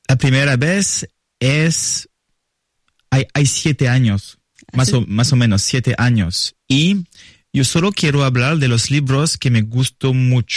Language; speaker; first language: Spanish; non-native, learner; French